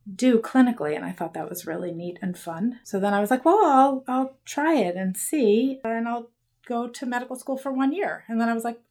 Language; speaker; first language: English; native; English